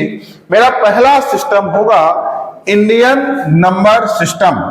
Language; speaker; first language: Hindi; native; Hindi